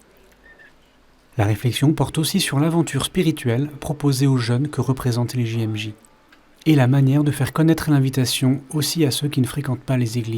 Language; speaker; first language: French; native; French